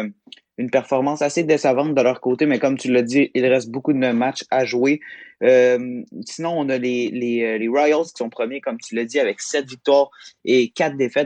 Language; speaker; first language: French; native; French